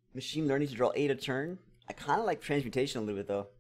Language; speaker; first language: English; native; English